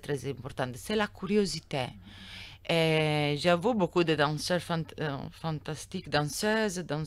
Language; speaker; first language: French; non-native, learner; Italian